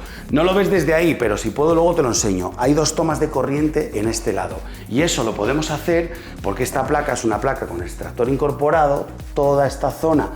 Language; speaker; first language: Spanish; native; Spanish